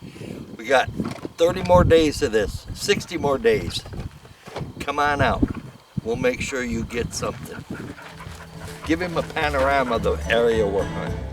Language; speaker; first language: English; native; English